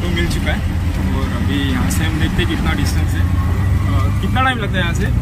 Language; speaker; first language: Hindi; non-native, local second language; Marathi